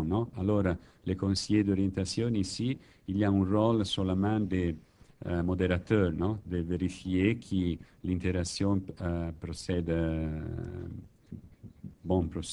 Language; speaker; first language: French; non-native, learner; Italian